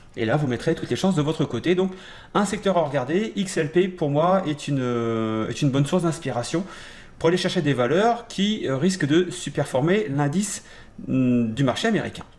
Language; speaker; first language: French; native; French